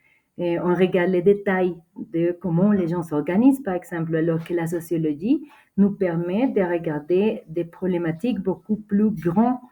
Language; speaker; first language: French; non-native, fluent; Spanish